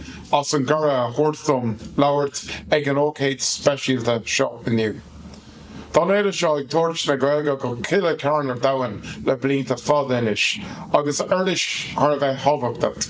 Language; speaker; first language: Irish; non-native, local second language; English